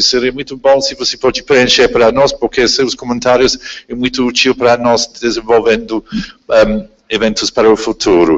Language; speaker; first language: Portuguese; non-native, fluent; English